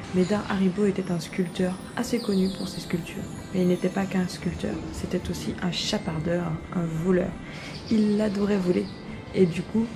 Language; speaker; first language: French; native; French